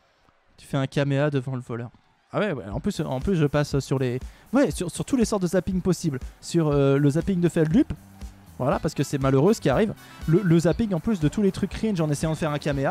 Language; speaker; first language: French; native; French